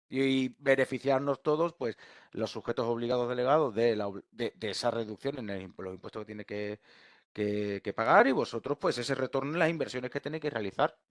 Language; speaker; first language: Spanish; native; Spanish